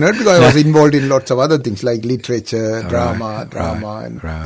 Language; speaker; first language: English; non-native, local second language; Tamil